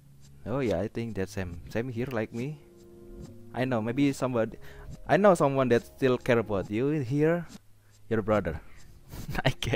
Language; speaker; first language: English; non-native, learner; Indonesian